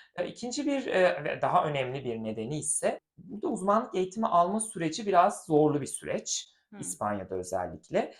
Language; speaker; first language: Turkish; native; Turkish